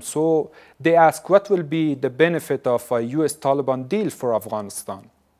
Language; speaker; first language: English; non-native, fluent; Persian